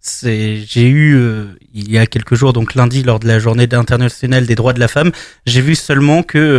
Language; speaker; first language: French; native; French